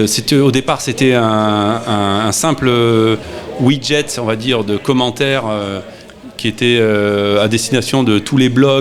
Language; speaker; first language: French; native; French